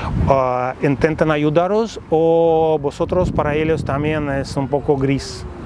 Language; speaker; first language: Spanish; non-native, fluent; Russian